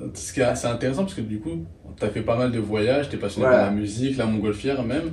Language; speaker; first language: French; native; French